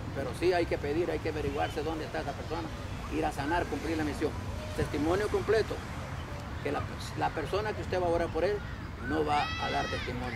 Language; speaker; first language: Spanish; native; Spanish